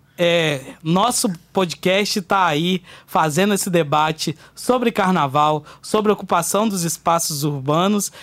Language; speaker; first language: Portuguese; native; Portuguese